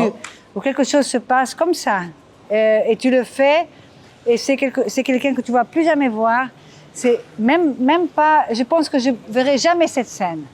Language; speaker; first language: French; non-native, fluent; Portuguese